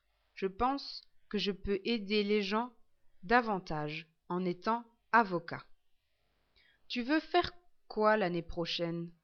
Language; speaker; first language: French; non-native, learner; English